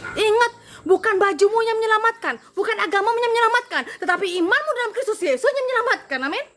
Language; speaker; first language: Indonesian; non-native, local second language; Madurese